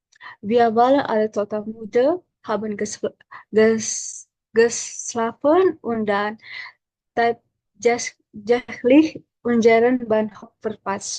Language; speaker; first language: German; non-native, learner; Indonesian